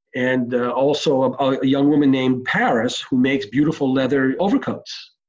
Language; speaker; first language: English; early bilingual, other home language; Hebrew